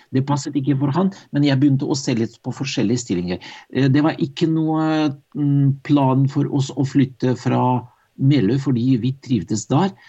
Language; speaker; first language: Norwegian; non-native, fluent; Russian